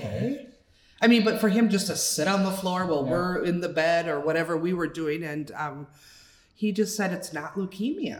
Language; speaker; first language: English; native; English